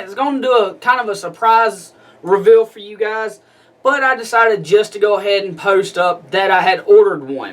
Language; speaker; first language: English; native; English